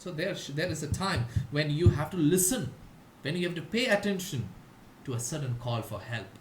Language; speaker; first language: English; non-native, local second language; Malayalam